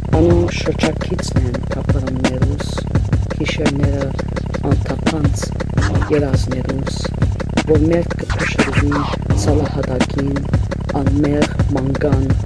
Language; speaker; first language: Armenian; early bilingual, heritage; Armenian